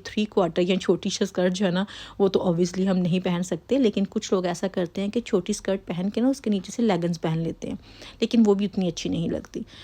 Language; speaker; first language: Urdu; native; Urdu